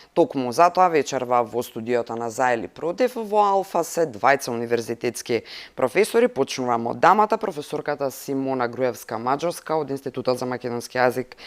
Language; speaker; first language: Macedonian; native; Macedonian